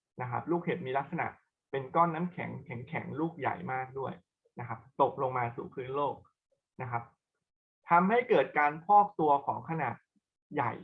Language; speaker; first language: Thai; native; Thai